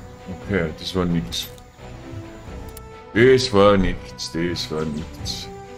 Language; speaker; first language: German; native; German